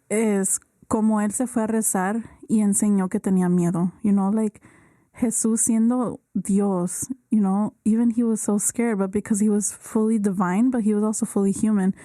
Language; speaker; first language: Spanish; early bilingual, heritage; Spanish